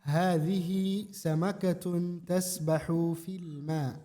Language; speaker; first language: Arabic; non-native, fluent; Indonesian